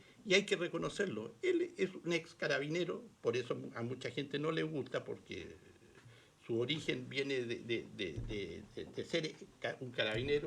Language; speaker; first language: Spanish; native; Spanish